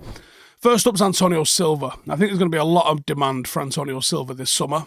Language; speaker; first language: English; native; English